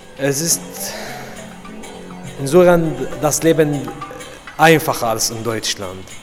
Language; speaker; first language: German; non-native, learner; Arabic